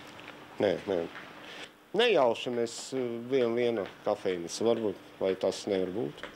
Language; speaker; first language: Latvian; non-native, local second language; Russian